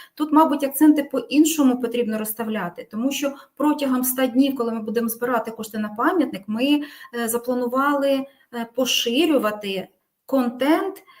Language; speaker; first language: Ukrainian; native; Ukrainian